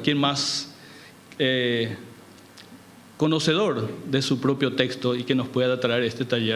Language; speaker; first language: Spanish; native; Spanish